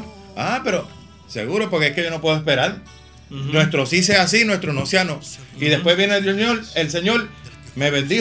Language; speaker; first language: Spanish; native; Spanish